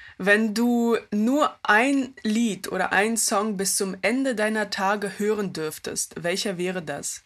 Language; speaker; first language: German; early bilingual, other home language; Russian